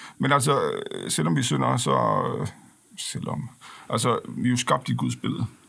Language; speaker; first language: Danish; non-native, local second language; Faroese